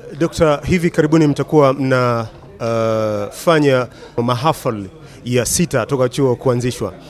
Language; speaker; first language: Swahili; native; Swahili